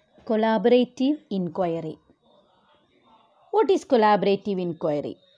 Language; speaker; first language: English; non-native, local second language; Malayalam